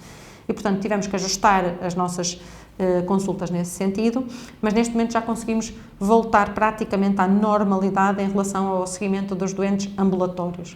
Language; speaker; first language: Portuguese; native; Portuguese